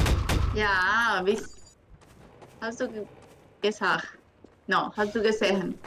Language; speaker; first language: German; non-native, learner; Spanish